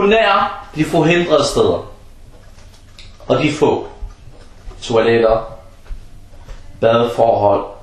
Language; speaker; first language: Danish; non-native, fluent; Arabic